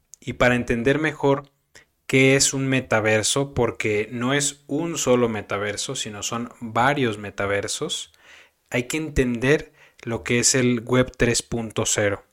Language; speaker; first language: Spanish; native; Spanish